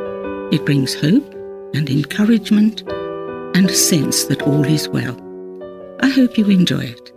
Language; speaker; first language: English; native; English